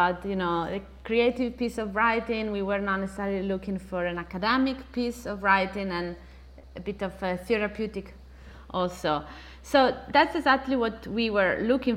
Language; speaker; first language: English; non-native, fluent; Italian